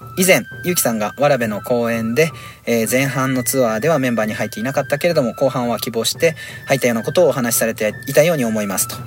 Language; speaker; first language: Japanese; native; Japanese